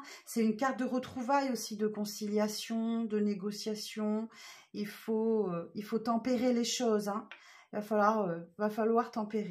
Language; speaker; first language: French; native; French